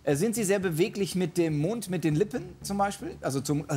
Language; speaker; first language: German; native; German